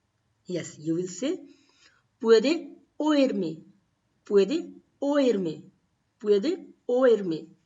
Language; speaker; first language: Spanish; non-native, fluent; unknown